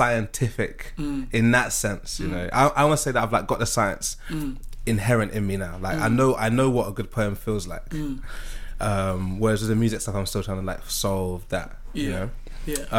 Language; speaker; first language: English; native; English